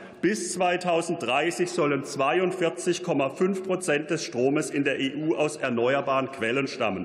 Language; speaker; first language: German; native; German